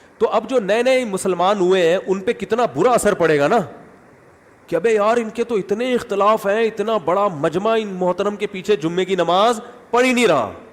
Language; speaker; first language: Urdu; native; Urdu